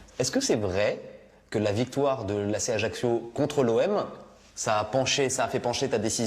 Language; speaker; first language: French; native; French